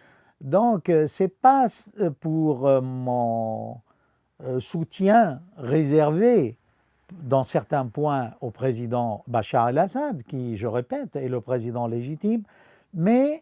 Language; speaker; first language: French; non-native, fluent; Arabic